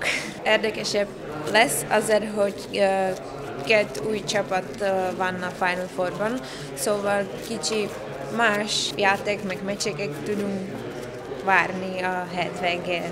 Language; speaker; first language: Hungarian; non-native, fluent; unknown